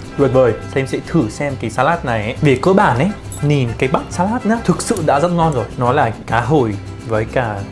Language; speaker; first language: Vietnamese; non-native, fluent; Arabic